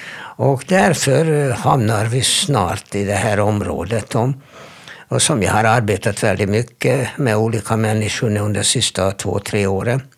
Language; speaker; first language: Swedish; non-native, fluent; Hungarian